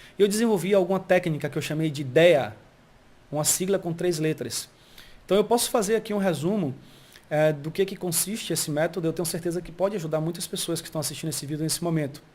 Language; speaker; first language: Portuguese; early bilingual, heritage; Portuguese